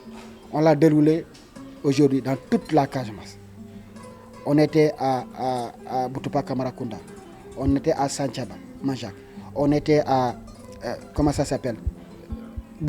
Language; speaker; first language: French; non-native, local second language; Wolof